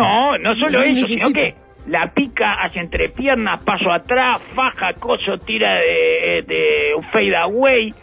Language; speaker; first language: Spanish; native; Spanish